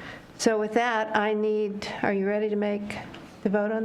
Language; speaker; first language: English; native; English